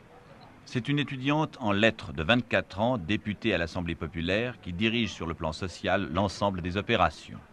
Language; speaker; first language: French; native; French